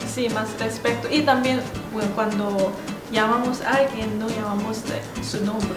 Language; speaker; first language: Spanish; non-native, fluent; Korean